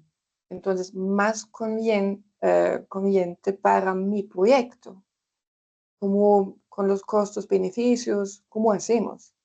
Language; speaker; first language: Spanish; non-native, fluent; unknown